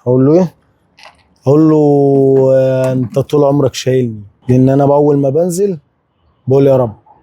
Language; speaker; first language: Arabic; native; Arabic